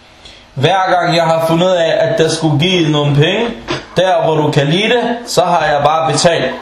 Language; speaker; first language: Danish; early bilingual, other home language; Arabic